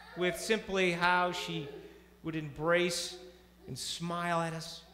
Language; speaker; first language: English; native; English